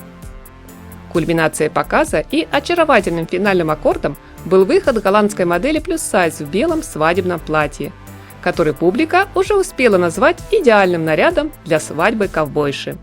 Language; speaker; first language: Russian; native; Russian